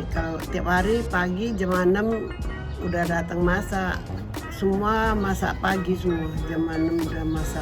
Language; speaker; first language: Indonesian; non-native, local second language; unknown